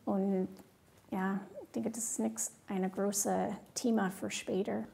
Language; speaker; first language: German; non-native, fluent; English